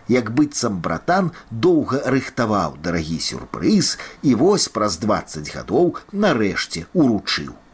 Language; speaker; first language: Belarusian; native; Belarusian